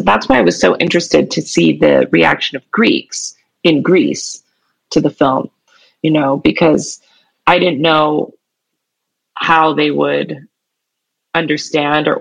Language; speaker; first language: English; native; English